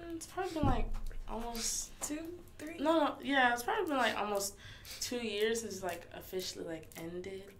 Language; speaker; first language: English; early bilingual, other home language; Haitian Creole